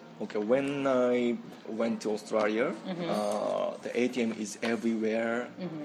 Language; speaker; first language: English; non-native, learner; Japanese